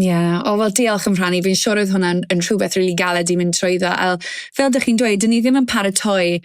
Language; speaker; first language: Welsh; native; Welsh